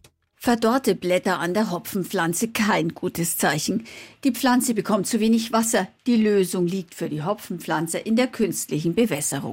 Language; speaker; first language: German; native; German